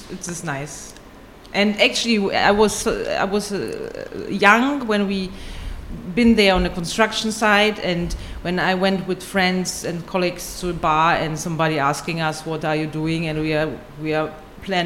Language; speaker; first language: English; non-native, fluent; German